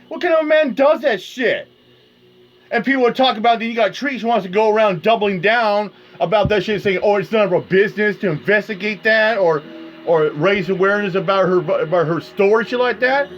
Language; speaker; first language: English; native; English